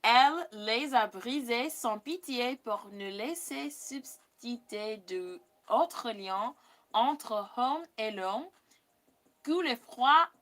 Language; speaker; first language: French; non-native, learner; English